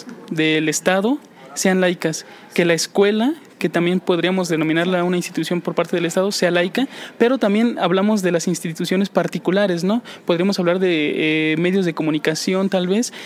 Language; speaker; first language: Spanish; native; Spanish